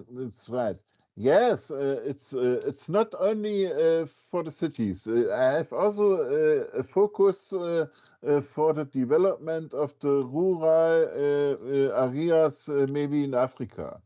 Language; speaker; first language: English; non-native, fluent; German